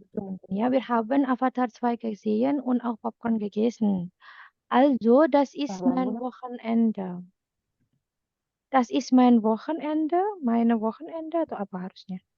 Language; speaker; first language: German; non-native, fluent; Indonesian